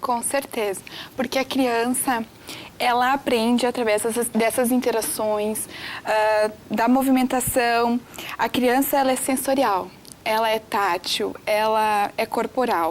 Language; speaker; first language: Portuguese; native; Portuguese